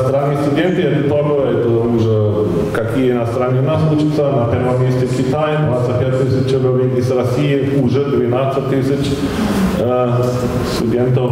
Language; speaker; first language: Russian; non-native, fluent; German